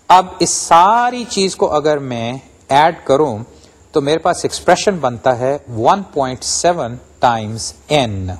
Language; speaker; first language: Urdu; native; Urdu